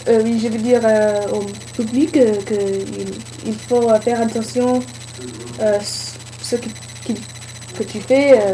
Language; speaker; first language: French; non-native, learner; English